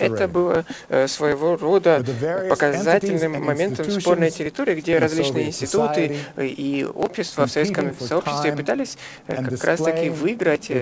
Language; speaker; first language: Russian; native; Russian